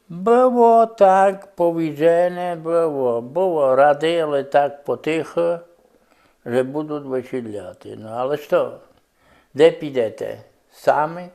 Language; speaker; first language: Polish; non-native, local second language; Rusyn